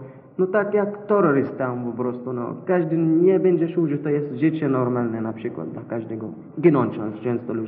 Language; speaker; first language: Polish; non-native, learner; Arabic